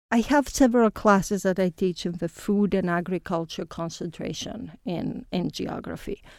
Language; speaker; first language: English; non-native, fluent; Greek